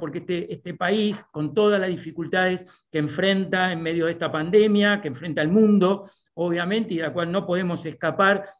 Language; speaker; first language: Spanish; native; Spanish